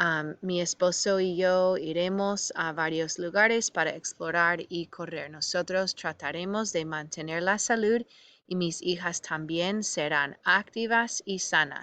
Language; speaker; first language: Spanish; non-native, fluent; English